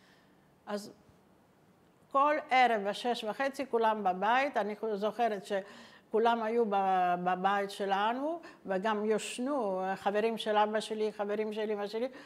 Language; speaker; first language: Hebrew; non-native, fluent; Italian